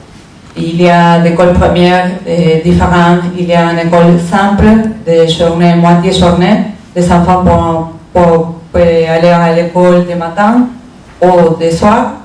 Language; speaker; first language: French; non-native, learner; Spanish